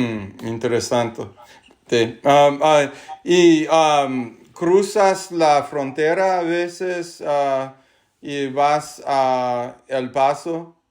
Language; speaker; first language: Spanish; non-native, learner; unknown